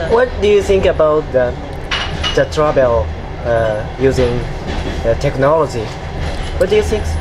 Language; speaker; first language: English; non-native, learner; Japanese